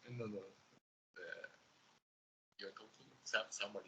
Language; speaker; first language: English; non-native, learner; Japanese